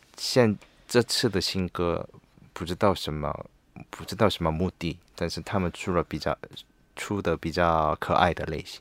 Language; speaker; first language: Chinese; non-native, learner; Korean